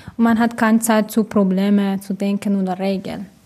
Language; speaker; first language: German; non-native, learner; Persian